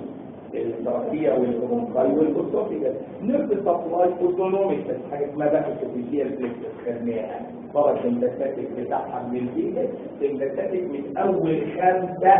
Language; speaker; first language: Arabic; native; Arabic